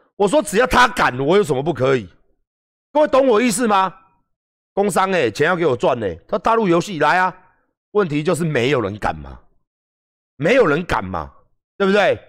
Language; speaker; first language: Chinese; native; Chinese